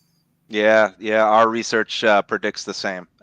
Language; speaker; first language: English; native; English